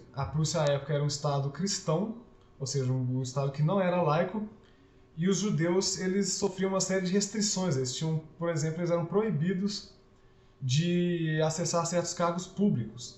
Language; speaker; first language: Portuguese; native; Portuguese